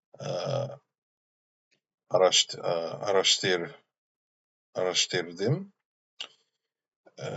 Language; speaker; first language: Turkish; non-native, learner; English